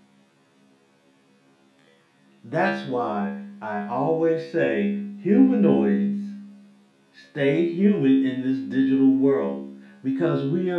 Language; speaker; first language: English; native; English